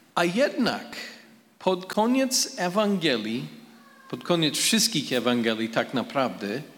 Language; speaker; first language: Polish; non-native, fluent; English